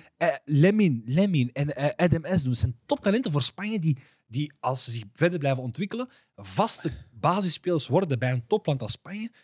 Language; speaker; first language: Dutch; early bilingual, other home language; Arabic